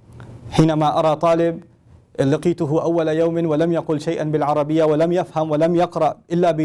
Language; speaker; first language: Arabic; non-native, fluent; Urdu